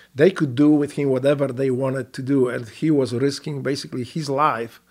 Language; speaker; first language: English; non-native, fluent; Polish